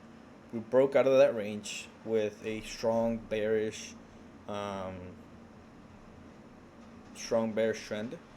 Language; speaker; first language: English; early bilingual, other home language; Spanish